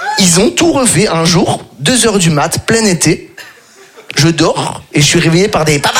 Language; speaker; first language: French; native; French